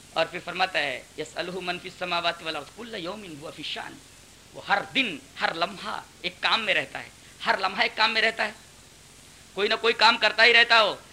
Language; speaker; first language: Urdu; native; Urdu